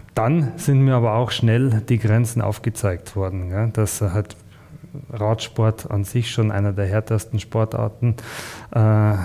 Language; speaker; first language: German; native; German